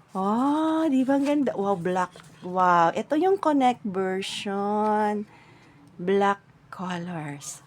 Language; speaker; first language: Filipino; native; Filipino